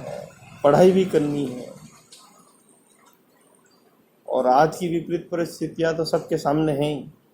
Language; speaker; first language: Hindi; native; Hindi